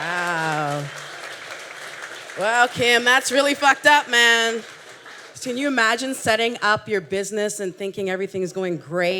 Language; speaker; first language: English; native; English